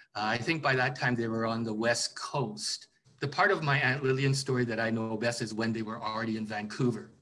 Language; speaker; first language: English; native; English